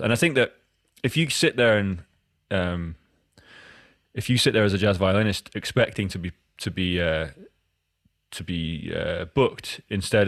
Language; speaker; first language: English; native; English